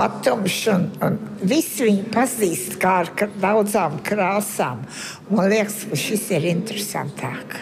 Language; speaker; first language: Latvian; early bilingual, heritage; Latvian